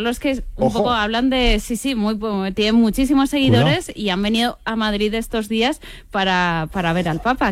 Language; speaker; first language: Spanish; native; Spanish